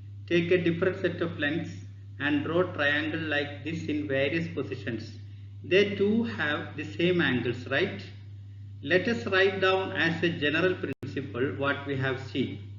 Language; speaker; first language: English; non-native, local second language; Malayalam